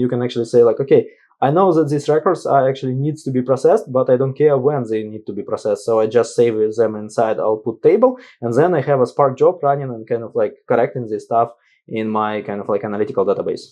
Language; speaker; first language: English; non-native, fluent; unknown